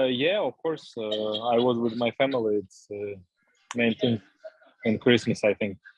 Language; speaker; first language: English; non-native, learner; Russian